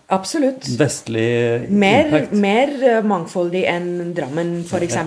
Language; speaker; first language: Norwegian; non-native, fluent; English